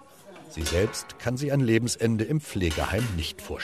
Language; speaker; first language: German; native; German